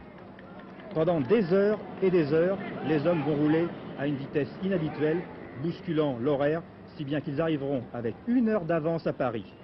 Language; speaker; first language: French; native; French